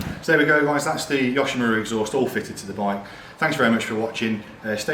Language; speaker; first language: English; native; English